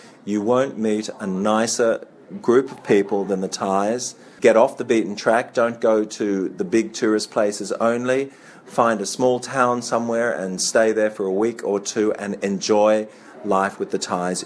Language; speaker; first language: English; native; English